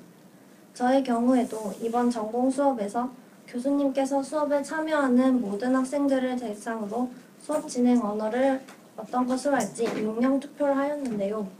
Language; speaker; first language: Korean; native; Korean